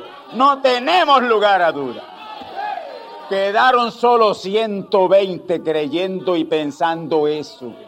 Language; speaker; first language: Spanish; native; Spanish